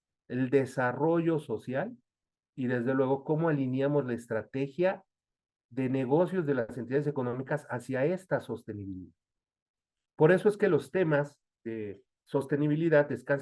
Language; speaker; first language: Spanish; native; Spanish